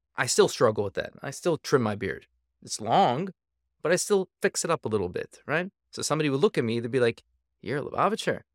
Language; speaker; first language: English; native; English